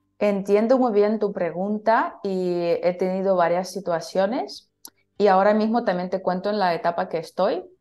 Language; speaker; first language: Spanish; non-native, fluent; Russian